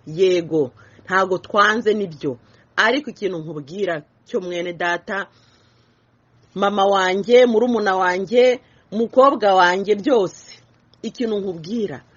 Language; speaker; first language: Kinyarwanda; non-native, local second language; Swahili